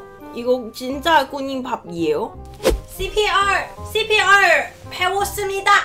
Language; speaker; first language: Korean; non-native, learner; Cantonese